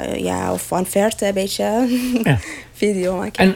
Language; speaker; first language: Dutch; non-native, learner; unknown